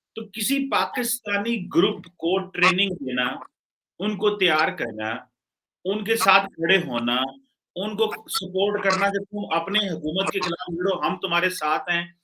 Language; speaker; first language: Urdu; non-native, local second language; Punjabi